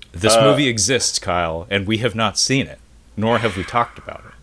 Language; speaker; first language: English; native; English